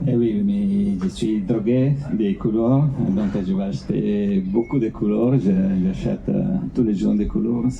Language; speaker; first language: French; non-native, fluent; Italian